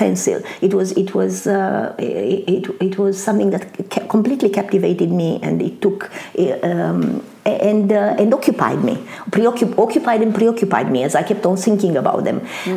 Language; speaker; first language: English; non-native, fluent; Romanian